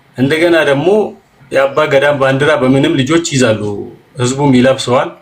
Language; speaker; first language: Amharic; non-native, local second language; Oromo